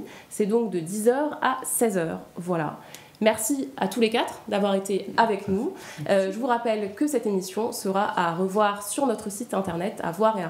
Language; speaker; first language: French; native; French